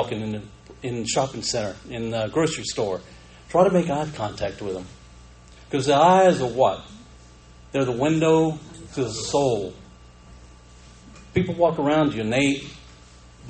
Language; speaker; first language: English; native; English